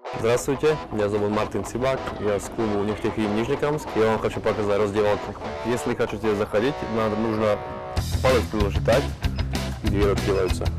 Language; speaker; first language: Russian; non-native, learner; Slovak